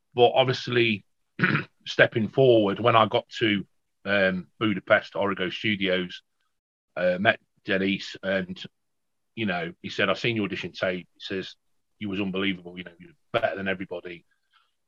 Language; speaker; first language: English; native; English